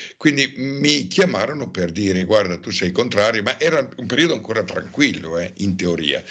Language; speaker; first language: Italian; native; Italian